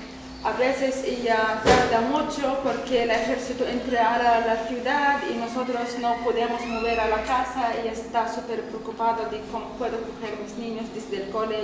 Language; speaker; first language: Spanish; non-native, learner; Arabic